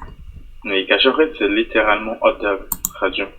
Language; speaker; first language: French; non-native, fluent; Portuguese